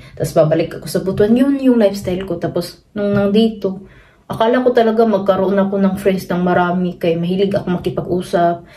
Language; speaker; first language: Filipino; non-native, local second language; Cebuano